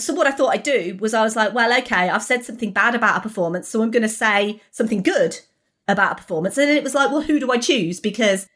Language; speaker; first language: English; native; English